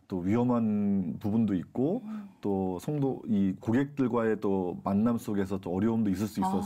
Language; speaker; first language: Korean; native; Korean